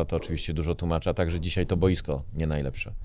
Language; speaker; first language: Polish; native; Polish